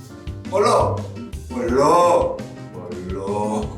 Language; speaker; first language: Spanish; non-native, learner; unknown